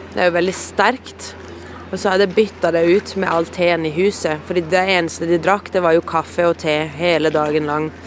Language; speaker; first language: Norwegian; early bilingual, other home language; Portuguese